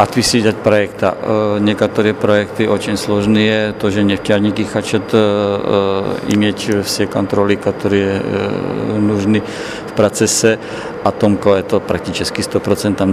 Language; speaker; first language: Russian; non-native, learner; Slovak